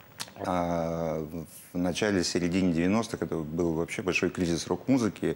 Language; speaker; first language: Russian; native; Russian